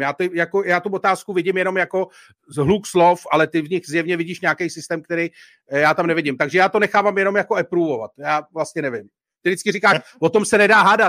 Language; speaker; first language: Czech; native; Czech